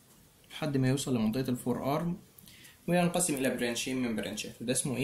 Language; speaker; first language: Arabic; native; Arabic